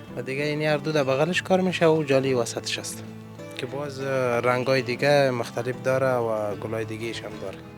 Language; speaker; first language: Persian; native; Persian